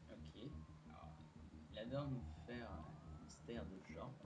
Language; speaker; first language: French; native; French